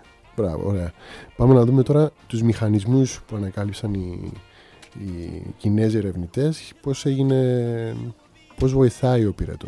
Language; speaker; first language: Greek; native; Greek